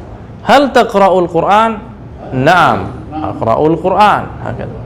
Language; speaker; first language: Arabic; non-native, fluent; Indonesian